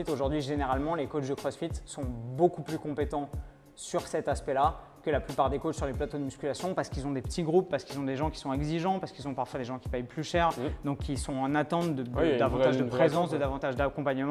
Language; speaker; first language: French; native; French